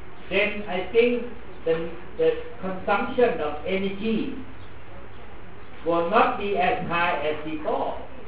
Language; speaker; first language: English; non-native, fluent; Thai